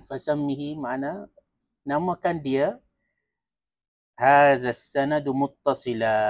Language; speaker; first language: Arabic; non-native, fluent; Malay